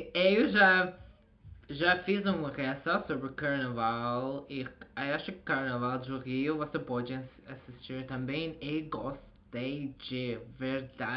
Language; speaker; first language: Portuguese; non-native, learner; Azerbaijani